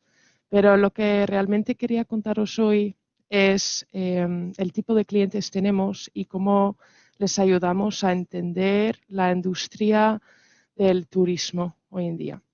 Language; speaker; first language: Spanish; non-native, fluent; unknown